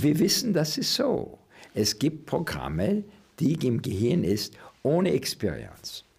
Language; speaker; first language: German; non-native, learner; English